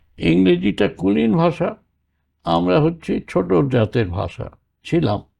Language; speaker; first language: Bangla; native; Bangla